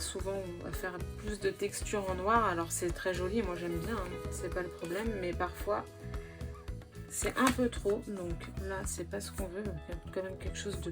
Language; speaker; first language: French; native; French